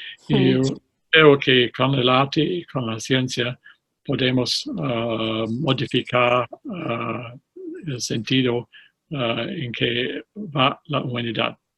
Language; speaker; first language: Spanish; non-native, fluent; English